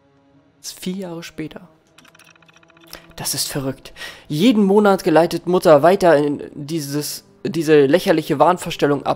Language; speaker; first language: German; native; German